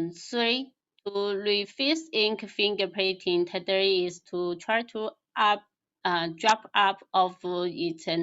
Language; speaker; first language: English; non-native, learner; Chinese